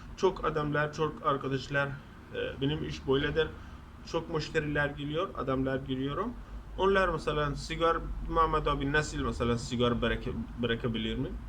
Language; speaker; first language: Turkish; non-native, learner; Persian